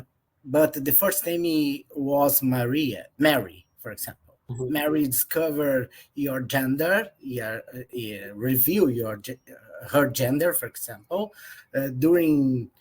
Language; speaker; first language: English; non-native, learner; Portuguese